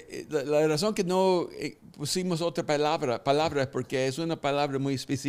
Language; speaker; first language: Spanish; early bilingual, heritage; Spanish